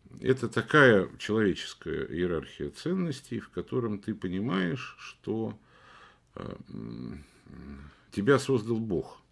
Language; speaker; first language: Russian; native; Russian